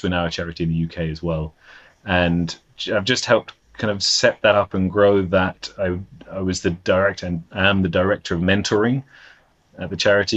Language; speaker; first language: English; native; English